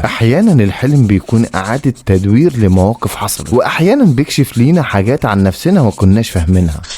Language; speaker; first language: Arabic; native; Arabic